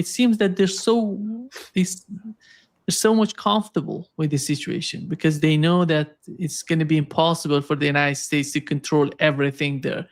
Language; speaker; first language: English; non-native, fluent; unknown